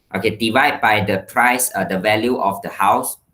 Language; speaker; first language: English; non-native, local second language; Malay